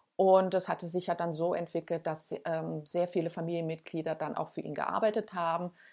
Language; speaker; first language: German; native; German